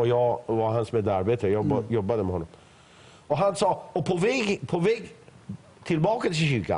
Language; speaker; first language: Swedish; non-native, fluent; Persian